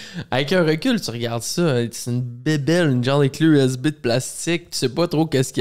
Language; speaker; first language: French; native; French